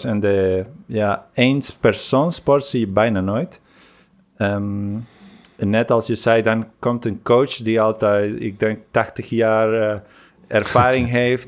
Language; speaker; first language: Dutch; non-native, fluent; Spanish